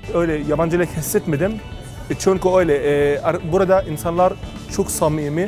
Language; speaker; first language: Turkish; non-native, fluent; Arabic